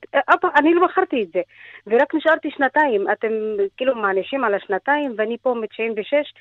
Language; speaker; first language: Hebrew; non-native, fluent; Arabic